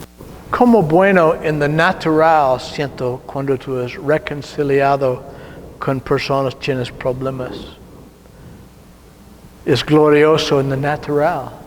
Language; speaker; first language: Spanish; non-native, learner; English